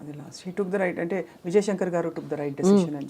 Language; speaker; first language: Telugu; native; Telugu